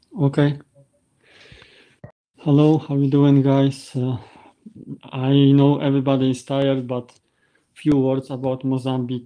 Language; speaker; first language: English; non-native, learner; Polish